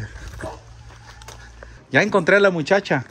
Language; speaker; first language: Spanish; native; Spanish